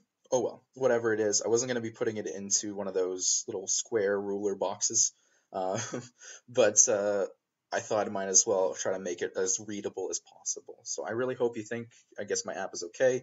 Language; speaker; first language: English; native; English